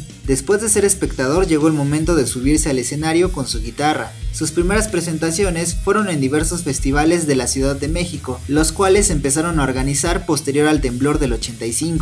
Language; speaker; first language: Spanish; native; Spanish